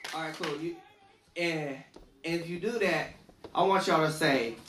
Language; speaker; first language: English; native; English